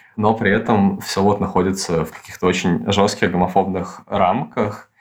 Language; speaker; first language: Russian; native; Russian